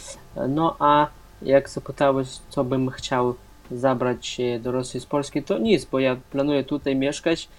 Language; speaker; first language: Polish; non-native, fluent; Russian